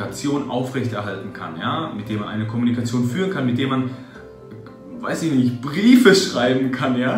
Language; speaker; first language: German; early bilingual, other home language; Russian